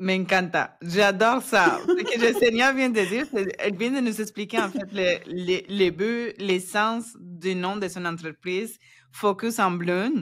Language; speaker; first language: French; non-native, fluent; Spanish